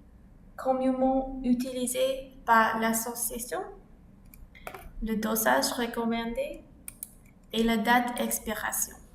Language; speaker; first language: French; non-native, learner; English